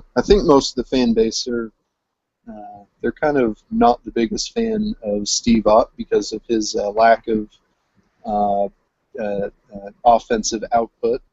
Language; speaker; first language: English; native; English